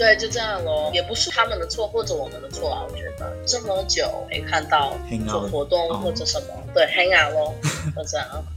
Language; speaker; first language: Chinese; non-native, fluent; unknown